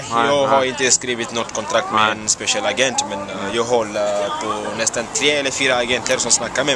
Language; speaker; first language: Swedish; non-native, fluent; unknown